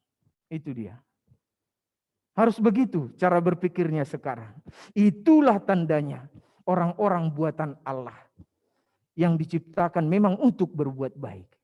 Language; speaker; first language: Indonesian; native; Indonesian